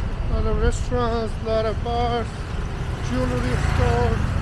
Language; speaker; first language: English; non-native, fluent; Persian